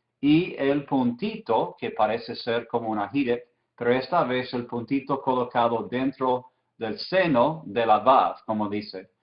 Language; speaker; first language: Spanish; non-native, fluent; English